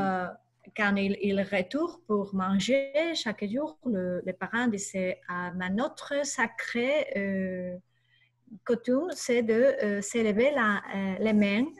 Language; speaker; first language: French; non-native, learner; Spanish